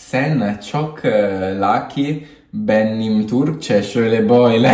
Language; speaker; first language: Turkish; non-native, learner; Italian